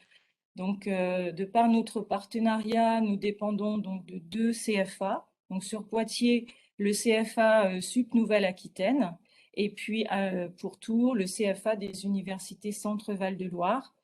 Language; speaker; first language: French; native; French